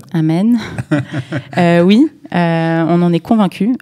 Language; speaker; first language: French; native; French